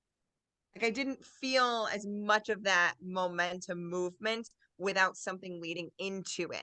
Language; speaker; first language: English; native; English